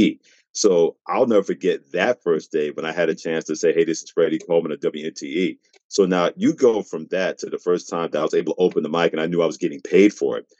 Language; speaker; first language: English; native; English